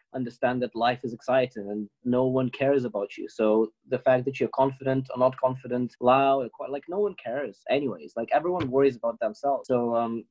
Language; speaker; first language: English; non-native, fluent; Ukrainian